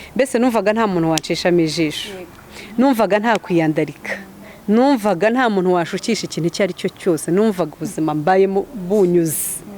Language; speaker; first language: Kinyarwanda; early bilingual, heritage; Kinyarwanda